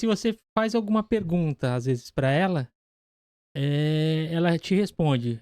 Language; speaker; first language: Portuguese; native; Portuguese